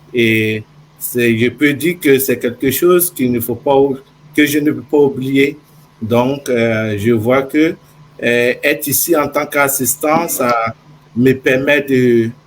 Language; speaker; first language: French; non-native, fluent; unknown